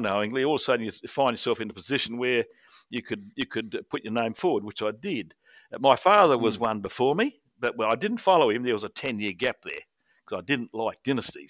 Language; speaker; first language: English; native; English